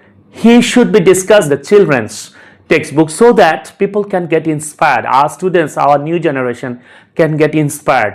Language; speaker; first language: English; non-native, local second language; Bangla